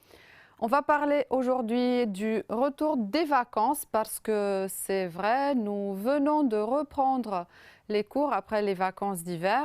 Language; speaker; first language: French; non-native, fluent; Romanian